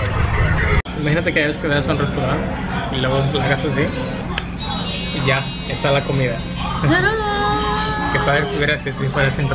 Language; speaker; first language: Spanish; native; Spanish